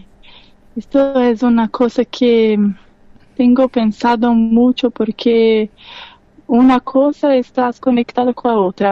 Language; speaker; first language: Spanish; non-native, learner; Portuguese